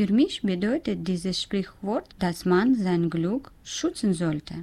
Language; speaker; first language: German; non-native, learner; Russian